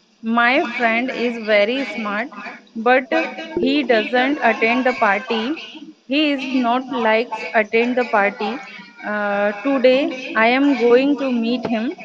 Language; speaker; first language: English; non-native, learner; Hindi